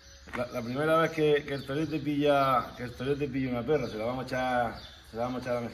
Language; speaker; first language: Spanish; native; Spanish